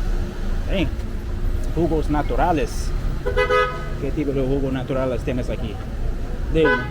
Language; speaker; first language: Spanish; non-native, learner; English